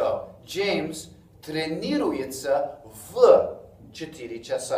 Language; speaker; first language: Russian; non-native, fluent; English